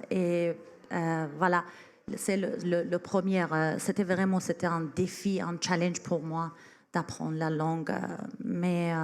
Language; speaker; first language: French; non-native, fluent; Persian